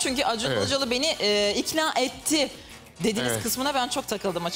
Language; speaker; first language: Turkish; native; Turkish